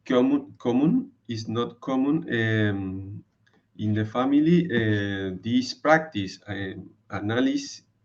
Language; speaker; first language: English; non-native, learner; Spanish